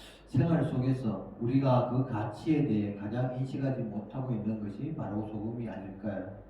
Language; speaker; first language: Korean; native; Korean